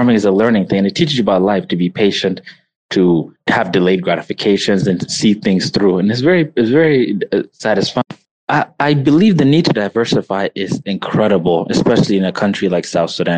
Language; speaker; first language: English; native; English